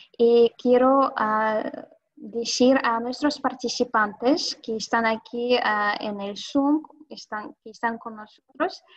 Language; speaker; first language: Spanish; non-native, fluent; Russian